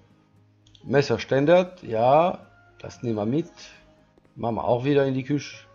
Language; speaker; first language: German; non-native, learner; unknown